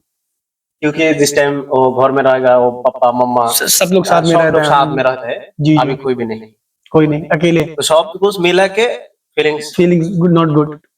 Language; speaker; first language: Hindi; non-native, learner; Bangla